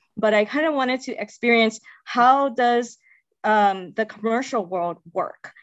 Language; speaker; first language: English; native; English